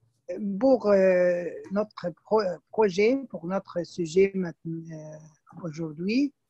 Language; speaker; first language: French; non-native, fluent; Arabic